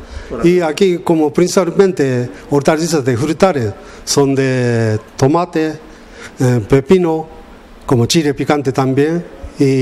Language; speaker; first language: Spanish; non-native, learner; Japanese